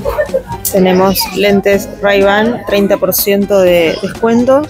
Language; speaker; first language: Spanish; native; Spanish